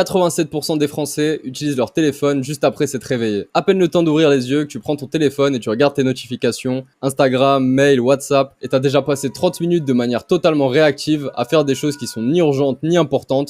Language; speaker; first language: French; native; French